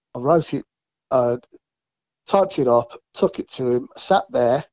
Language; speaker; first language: English; native; English